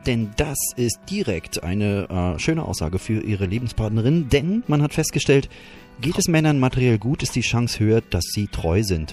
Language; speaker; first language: German; native; German